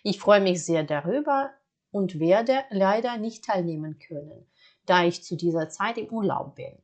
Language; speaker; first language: German; non-native, fluent; Ukrainian